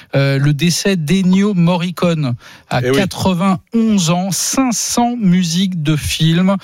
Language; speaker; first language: French; native; French